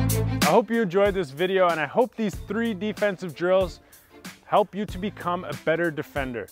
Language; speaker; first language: English; native; English